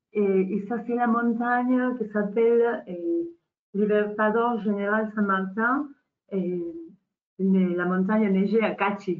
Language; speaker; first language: French; non-native, learner; Spanish